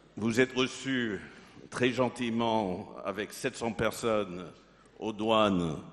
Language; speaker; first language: French; non-native, fluent; English